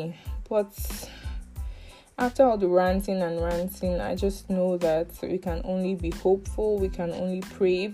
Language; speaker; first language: English; non-native, local second language; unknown